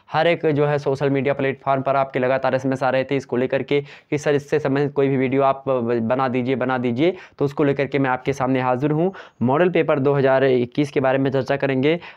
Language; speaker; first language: Hindi; native; Hindi